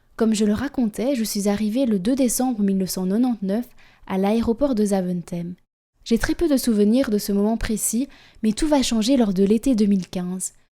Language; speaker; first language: French; native; French